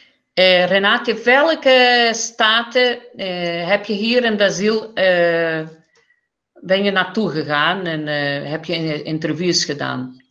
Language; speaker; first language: Dutch; early bilingual, heritage; Dutch